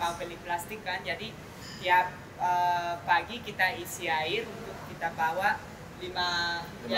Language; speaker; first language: Indonesian; non-native, fluent; Spanish